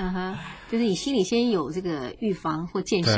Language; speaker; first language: Chinese; native; Chinese